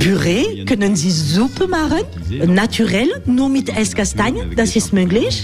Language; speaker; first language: German; non-native, fluent; French